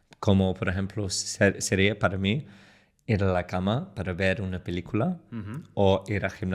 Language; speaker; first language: Spanish; non-native, fluent; English